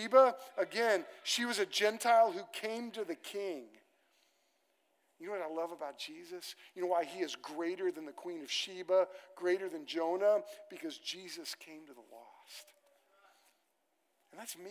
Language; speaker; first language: English; native; English